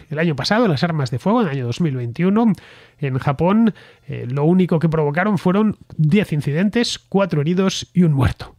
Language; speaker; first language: Spanish; native; Spanish